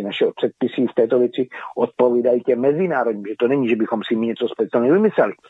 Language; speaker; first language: Czech; native; Czech